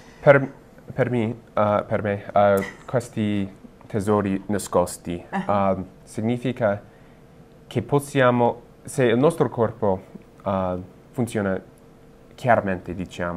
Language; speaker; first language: Italian; non-native, learner; English